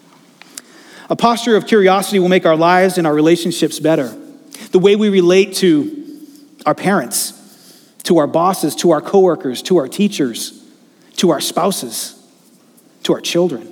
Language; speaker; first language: English; native; English